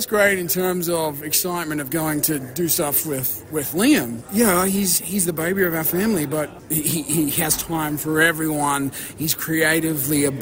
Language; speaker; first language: English; native; English